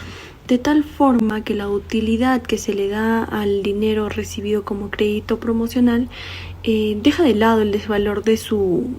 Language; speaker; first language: Spanish; native; Spanish